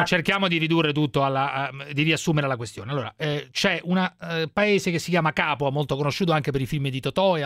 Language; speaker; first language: Italian; native; Italian